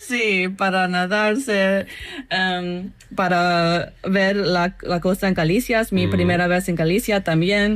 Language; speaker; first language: Spanish; non-native, learner; English